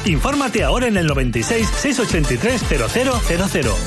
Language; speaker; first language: Spanish; native; Spanish